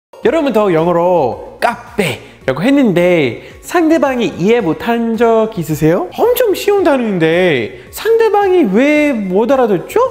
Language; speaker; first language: Korean; non-native, fluent; English